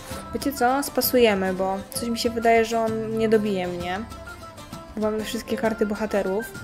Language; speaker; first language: Polish; native; Polish